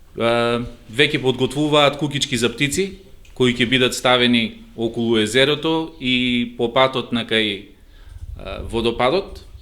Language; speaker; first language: Macedonian; native; Macedonian